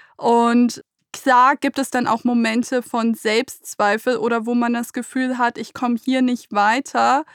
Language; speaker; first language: German; early bilingual, other home language; Persian